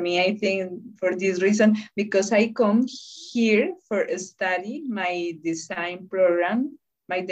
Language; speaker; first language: English; non-native, learner; Spanish